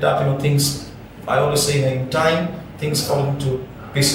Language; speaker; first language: English; non-native, local second language; Bangla